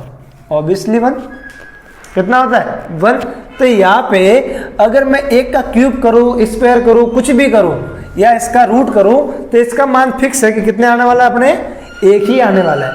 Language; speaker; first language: Hindi; native; Hindi